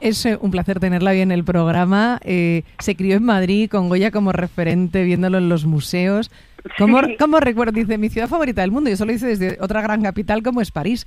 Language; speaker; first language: Spanish; native; Spanish